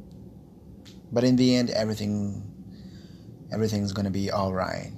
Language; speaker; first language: English; non-native, learner; Portuguese